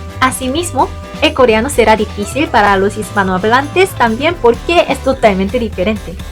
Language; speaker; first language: Spanish; non-native, fluent; Korean